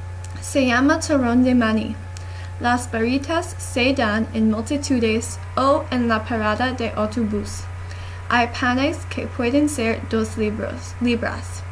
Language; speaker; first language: Spanish; non-native, learner; English